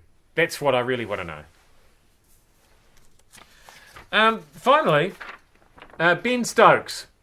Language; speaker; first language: English; native; English